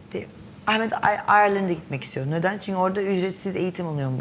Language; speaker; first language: Turkish; early bilingual, heritage; Turkish